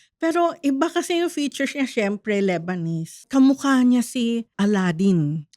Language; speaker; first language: Filipino; native; Filipino